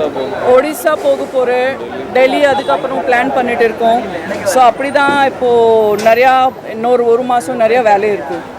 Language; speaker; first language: Tamil; non-native, local second language; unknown